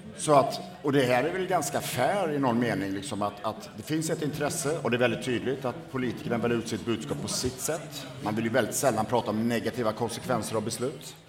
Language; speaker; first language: Swedish; native; Swedish